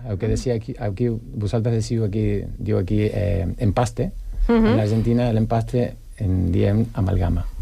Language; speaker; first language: Catalan; non-native, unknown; Spanish